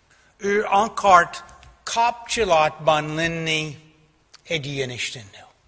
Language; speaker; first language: Hungarian; non-native, fluent; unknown